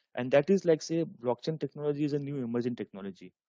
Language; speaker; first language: English; non-native, local second language; Marathi